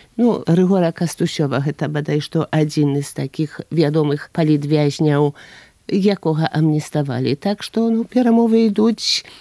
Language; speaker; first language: Belarusian; native; Belarusian